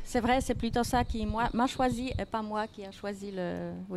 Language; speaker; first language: French; non-native, fluent; Polish